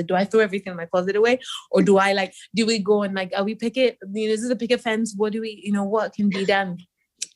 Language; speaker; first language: English; non-native, local second language; Yoruba